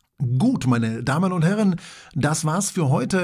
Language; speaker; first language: German; non-native, fluent; Polish